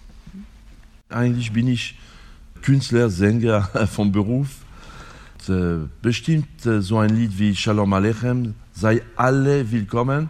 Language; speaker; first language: German; non-native, fluent; French